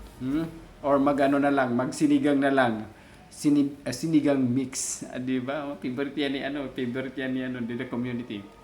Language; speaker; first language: Filipino; non-native, local second language; Cebuano